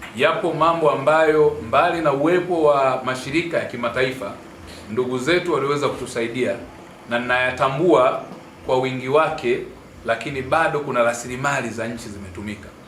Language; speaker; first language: Swahili; native; Swahili